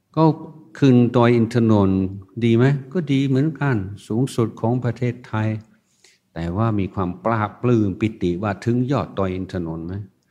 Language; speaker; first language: Thai; non-native, fluent; English